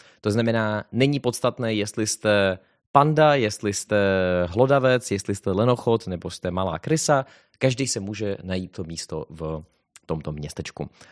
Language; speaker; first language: Czech; native; Czech